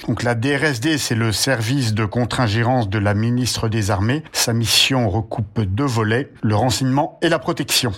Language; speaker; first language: French; native; French